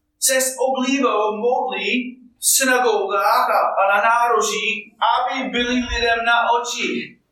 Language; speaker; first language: Czech; non-native, fluent; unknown